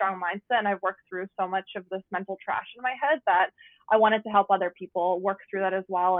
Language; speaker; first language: English; native; English